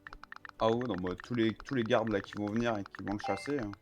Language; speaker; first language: French; native; French